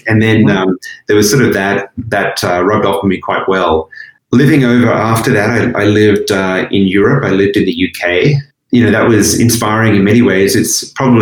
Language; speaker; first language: English; native; English